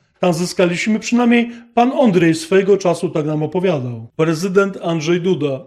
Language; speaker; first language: Polish; native; Polish